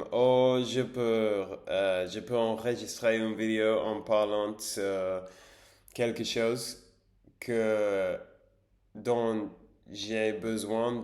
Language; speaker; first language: French; non-native, learner; English